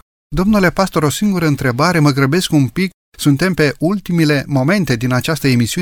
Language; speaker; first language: Romanian; native; Romanian